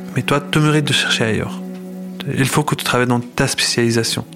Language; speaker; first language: French; non-native, fluent; Arabic